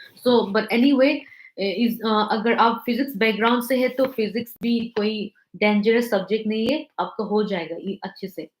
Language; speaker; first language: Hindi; non-native, local second language; Manipuri